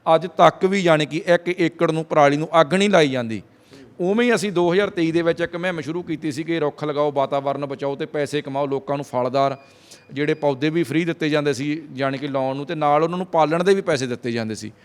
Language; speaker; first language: Punjabi; native; Punjabi